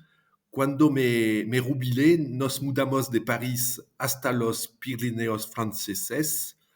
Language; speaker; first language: Spanish; non-native, fluent; French